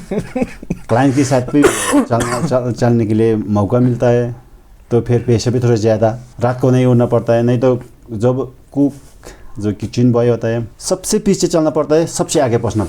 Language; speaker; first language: Hindi; non-native, fluent; Sherpa